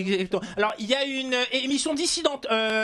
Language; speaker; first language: French; native; French